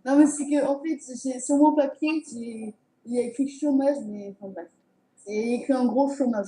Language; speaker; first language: French; native; French